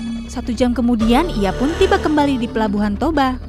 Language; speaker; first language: Indonesian; native; Indonesian